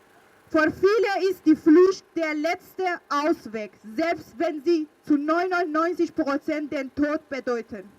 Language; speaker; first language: German; early bilingual, other home language; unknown